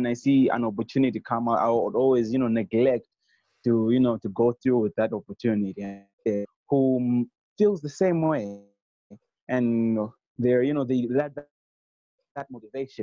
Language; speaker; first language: English; non-native, local second language; Nyanja